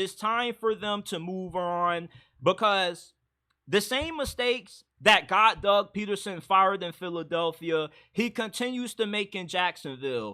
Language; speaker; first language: English; native; English